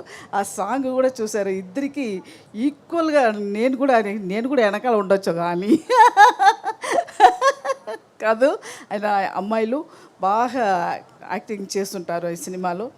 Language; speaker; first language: Telugu; non-native, fluent; Tamil